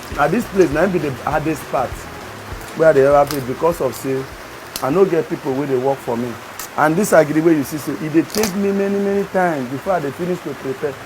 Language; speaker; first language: Nigerian Pidgin; native; Nigerian Pidgin